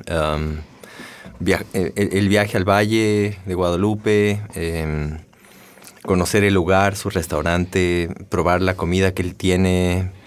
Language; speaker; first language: Spanish; native; Spanish